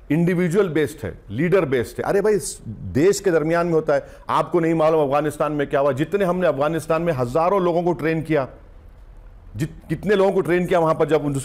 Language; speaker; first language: Hindi; non-native, local second language; Urdu